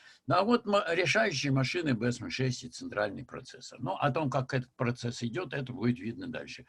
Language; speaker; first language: Russian; native; Russian